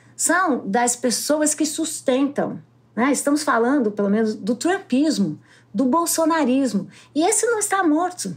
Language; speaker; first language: Portuguese; native; Portuguese